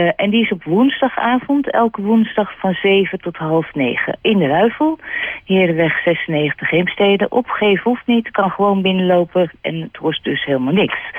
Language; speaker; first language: Dutch; native; Dutch